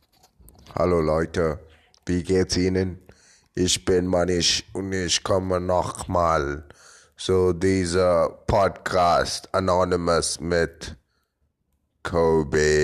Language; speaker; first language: German; non-native, learner; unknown